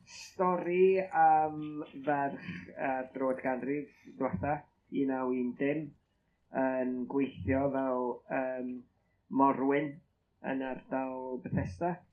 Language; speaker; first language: Welsh; native; Welsh